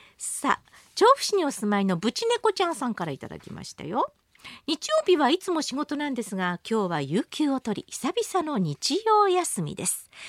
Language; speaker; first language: Japanese; native; Japanese